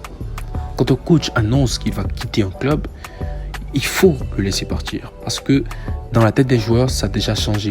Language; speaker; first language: French; native; French